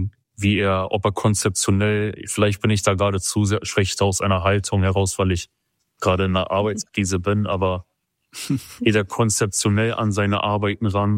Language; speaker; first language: German; early bilingual, other home language; Kurdish